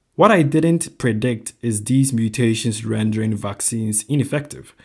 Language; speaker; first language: English; non-native, local second language; Akan